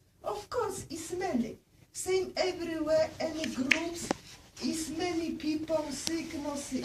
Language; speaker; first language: English; non-native, learner; Polish